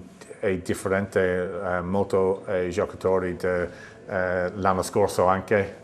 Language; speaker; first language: Italian; non-native, learner; English